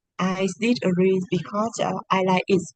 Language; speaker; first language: English; non-native, learner; Vietnamese